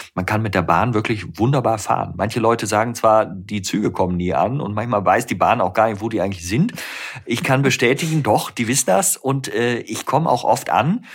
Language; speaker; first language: German; native; German